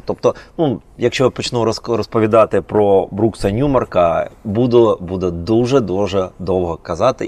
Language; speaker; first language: Ukrainian; native; Ukrainian